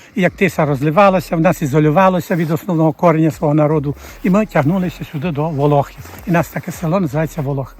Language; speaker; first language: Ukrainian; native; Ukrainian